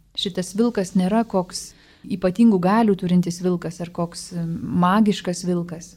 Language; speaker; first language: Lithuanian; native; Lithuanian